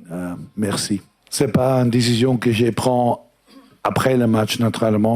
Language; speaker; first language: French; non-native, fluent; Dutch